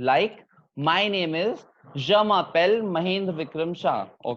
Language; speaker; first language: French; non-native, fluent; Hindi